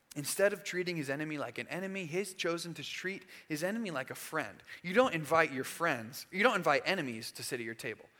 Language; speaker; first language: English; native; English